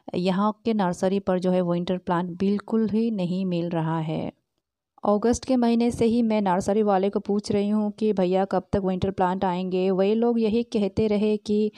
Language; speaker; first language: Hindi; native; Hindi